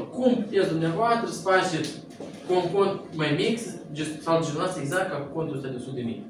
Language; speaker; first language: Romanian; non-native, local second language; Russian